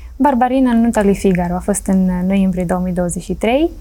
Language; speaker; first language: Romanian; early bilingual, heritage; Romanian